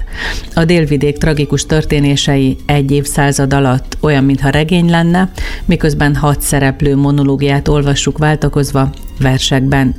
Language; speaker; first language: Hungarian; native; Hungarian